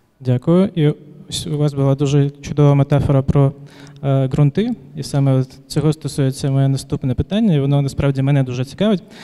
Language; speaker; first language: Ukrainian; native; Ukrainian